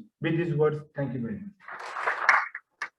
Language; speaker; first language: English; non-native, local second language; Hindi